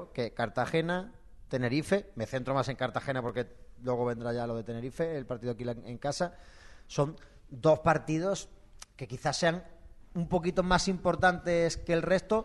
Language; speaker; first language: Spanish; native; Spanish